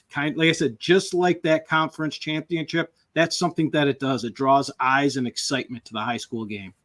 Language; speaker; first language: English; native; English